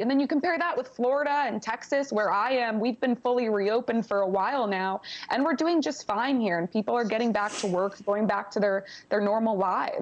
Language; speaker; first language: English; native; English